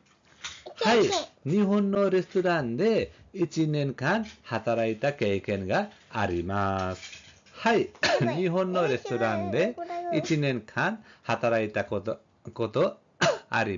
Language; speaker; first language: Japanese; non-native, learner; Nepali